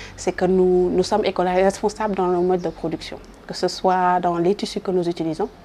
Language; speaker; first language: French; non-native, local second language; Wolof